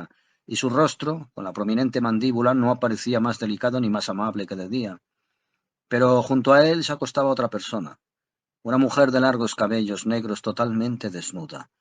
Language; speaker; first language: Spanish; native; Spanish